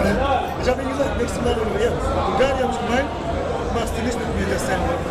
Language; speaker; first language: German; non-native, learner; Turkish